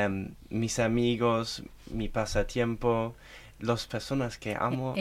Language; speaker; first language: Spanish; non-native, learner; German